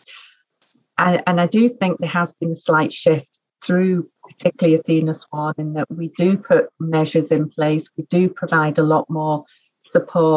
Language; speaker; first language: English; native; English